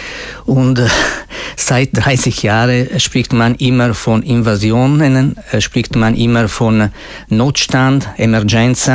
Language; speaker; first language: German; non-native, fluent; Italian